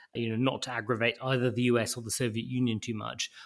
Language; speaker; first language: English; native; English